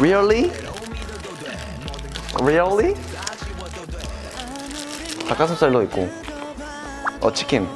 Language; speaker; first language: Korean; non-native, fluent; English